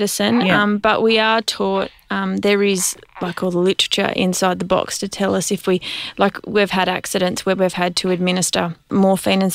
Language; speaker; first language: English; native; English